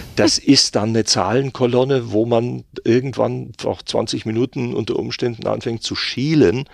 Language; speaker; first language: German; native; German